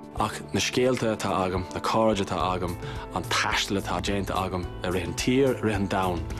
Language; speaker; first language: Irish; non-native, local second language; English